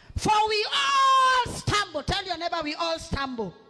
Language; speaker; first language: English; non-native, local second language; Swahili